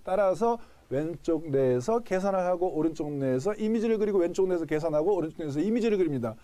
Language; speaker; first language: Korean; native; Korean